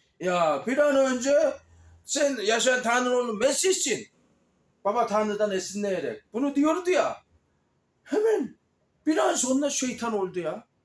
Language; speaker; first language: Turkish; non-native, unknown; Korean